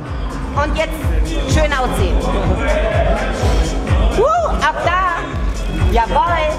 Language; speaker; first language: German; native; German